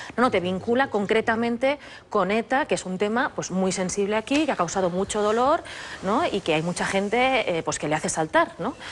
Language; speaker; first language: Spanish; native; Spanish